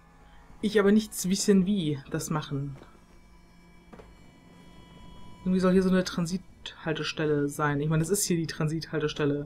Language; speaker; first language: German; native; German